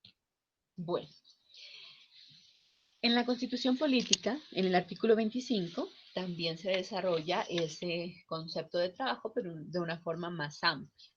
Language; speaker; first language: Spanish; native; Spanish